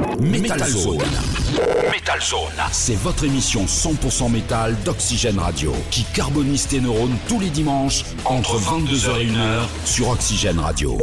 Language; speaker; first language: French; native; French